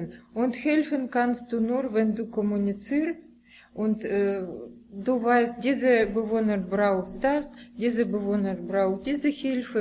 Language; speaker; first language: German; non-native, learner; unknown